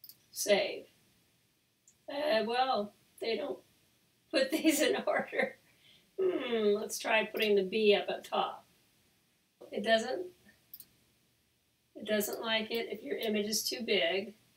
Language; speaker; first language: English; native; English